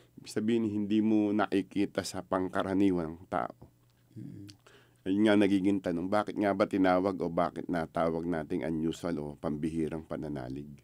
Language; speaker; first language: Filipino; native; Filipino